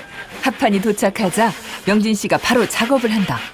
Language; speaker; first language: Korean; native; Korean